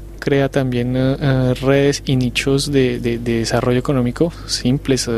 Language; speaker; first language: Spanish; native; Spanish